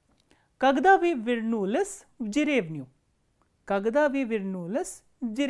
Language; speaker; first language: Russian; non-native, fluent; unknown